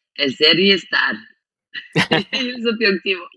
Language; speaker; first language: Spanish; non-native, fluent; German